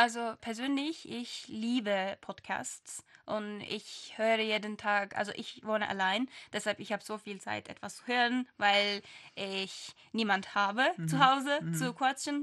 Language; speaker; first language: German; non-native, fluent; Turkish